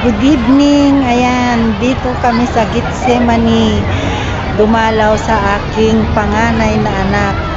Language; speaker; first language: Filipino; native; Filipino